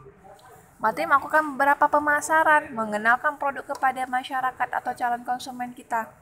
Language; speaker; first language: Indonesian; native; Indonesian